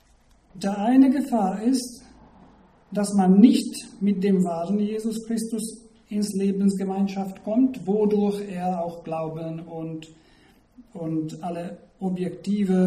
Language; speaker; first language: German; non-native, fluent; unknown